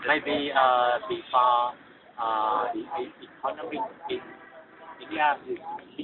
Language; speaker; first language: English; non-native, learner; Vietnamese